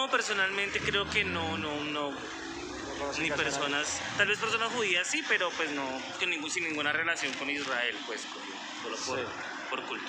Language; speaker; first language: Spanish; native; Spanish